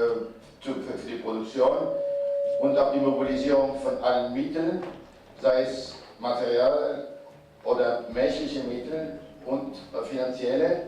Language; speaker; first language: German; non-native, fluent; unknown